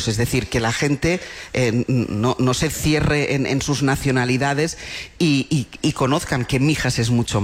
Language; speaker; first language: Spanish; native; Spanish